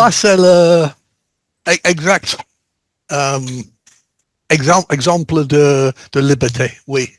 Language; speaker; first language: French; non-native, learner; English